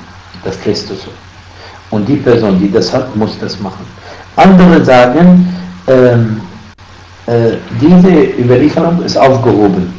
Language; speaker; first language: German; non-native, fluent; Arabic